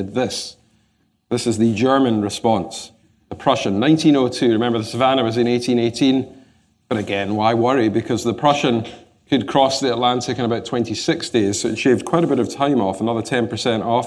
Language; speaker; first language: English; native; English